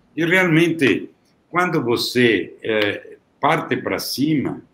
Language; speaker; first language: Portuguese; non-native, fluent; Italian